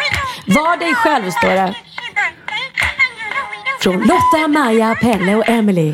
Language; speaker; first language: Swedish; native; Swedish